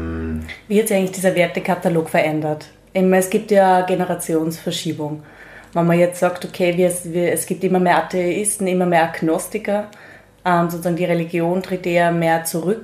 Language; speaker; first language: German; native; German